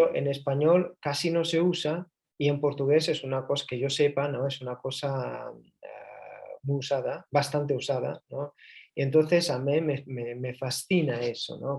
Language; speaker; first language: Spanish; early bilingual, heritage; Spanish